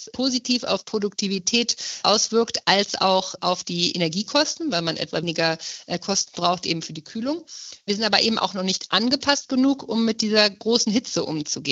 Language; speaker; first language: German; native; German